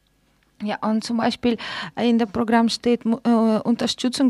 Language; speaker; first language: German; non-native, fluent; Russian